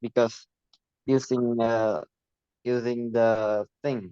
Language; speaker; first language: English; non-native, learner; Vietnamese